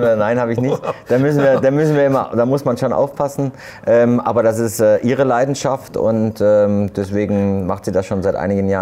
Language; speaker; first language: German; native; German